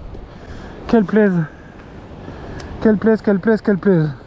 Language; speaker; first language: French; native; French